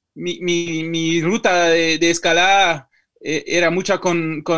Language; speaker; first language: Spanish; non-native, fluent; French